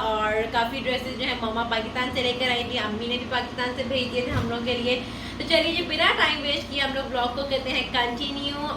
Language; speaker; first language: Urdu; native; Urdu